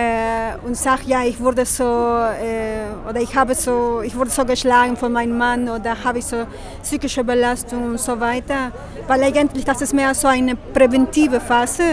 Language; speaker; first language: German; non-native, fluent; Spanish